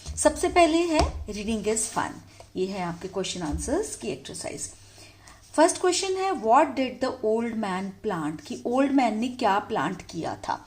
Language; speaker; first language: Hindi; native; Hindi